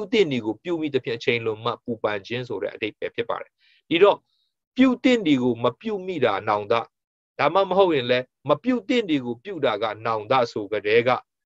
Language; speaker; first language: Burmese; non-native, local second language; Tedim Chin